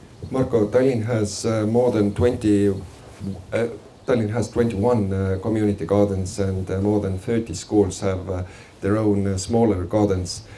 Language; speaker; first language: English; non-native, fluent; Estonian